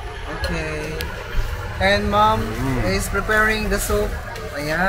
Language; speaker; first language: English; non-native, local second language; Filipino